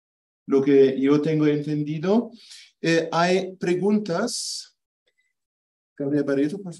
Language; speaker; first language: Spanish; non-native, fluent; German